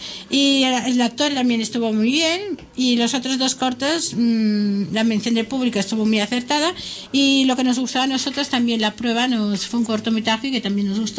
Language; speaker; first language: Spanish; native; Spanish